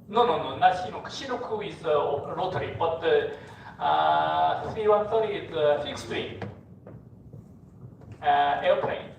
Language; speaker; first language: English; non-native, fluent; Korean